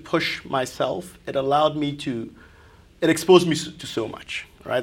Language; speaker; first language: English; non-native, local second language; Akan